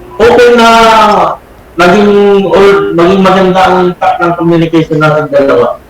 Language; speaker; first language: Filipino; non-native, local second language; Iloko